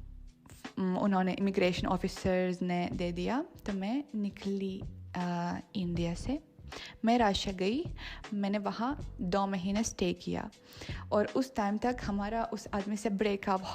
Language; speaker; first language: Hindi; non-native, fluent; Russian